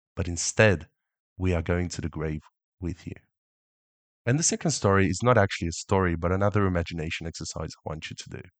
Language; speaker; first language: English; early bilingual, other home language; Romanian